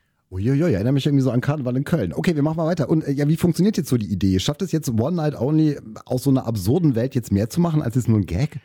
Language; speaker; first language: German; native; German